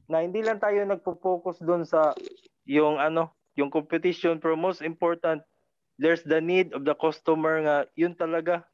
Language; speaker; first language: Filipino; non-native, local second language; Cebuano